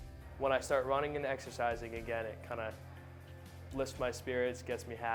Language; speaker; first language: English; native; English